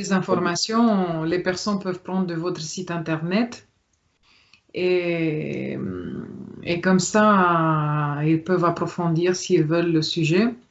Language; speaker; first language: French; non-native, fluent; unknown